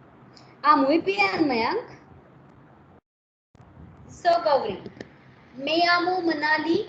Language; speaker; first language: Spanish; non-native, fluent; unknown